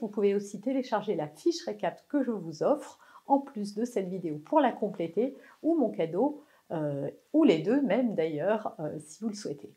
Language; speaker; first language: French; native; French